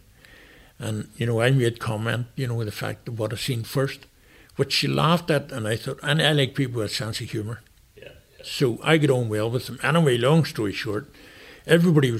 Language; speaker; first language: English; native; English